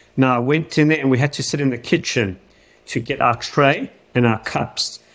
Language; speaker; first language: English; native; English